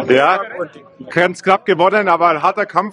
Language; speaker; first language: German; native; German